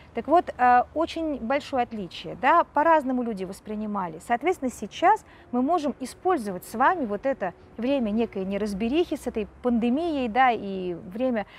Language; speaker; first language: Russian; native; Russian